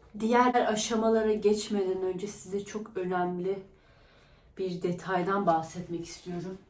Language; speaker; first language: Turkish; early bilingual, heritage; Turkish